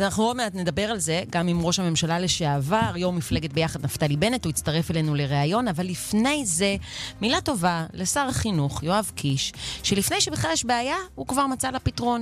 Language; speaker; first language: Hebrew; native; Hebrew